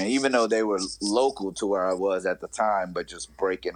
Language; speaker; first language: English; native; English